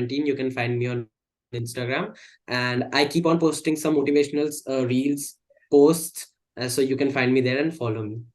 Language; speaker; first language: English; non-native, local second language; Hindi